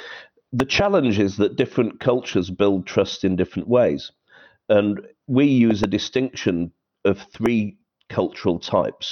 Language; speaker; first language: English; native; English